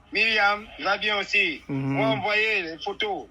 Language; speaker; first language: French; non-native, learner; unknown